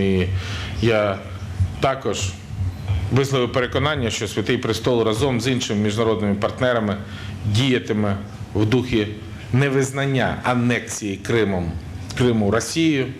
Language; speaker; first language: Ukrainian; native; Ukrainian